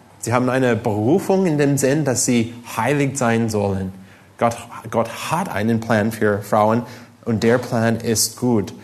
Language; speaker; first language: German; non-native, fluent; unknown